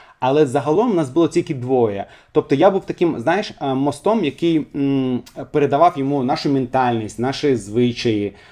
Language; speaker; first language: Ukrainian; non-native, fluent; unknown